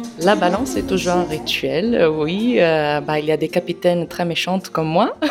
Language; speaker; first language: French; non-native, fluent; Italian